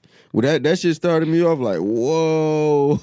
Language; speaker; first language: English; native; English